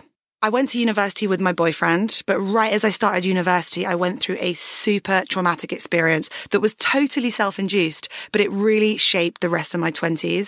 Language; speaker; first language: English; native; English